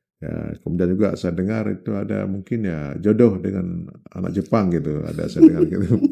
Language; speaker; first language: Indonesian; non-native, local second language; Achinese